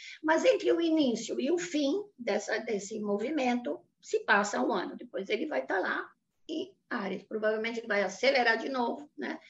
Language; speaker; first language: Portuguese; non-native, fluent; Italian